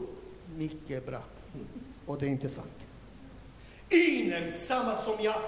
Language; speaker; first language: Swedish; non-native, learner; Romanian